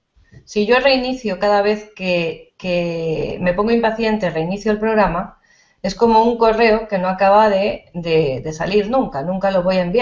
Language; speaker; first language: Spanish; native; Spanish